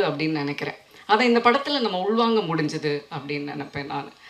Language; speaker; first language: Tamil; native; Tamil